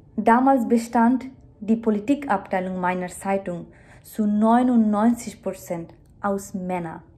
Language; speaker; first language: German; non-native, fluent; Bangla